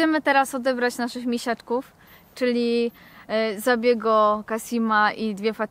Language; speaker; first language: Polish; native; Polish